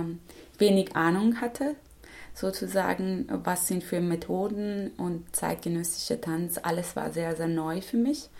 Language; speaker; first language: German; non-native, fluent; Persian